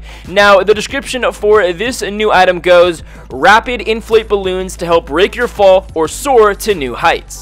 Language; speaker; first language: English; native; English